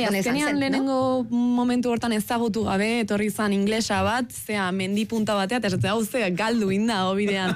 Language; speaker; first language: Basque; native; Basque